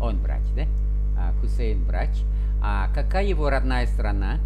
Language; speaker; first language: Russian; non-native, fluent; Vietnamese